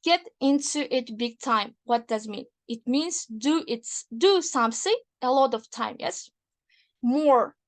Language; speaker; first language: English; non-native, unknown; Kazakh